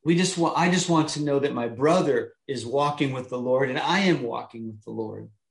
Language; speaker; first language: English; native; English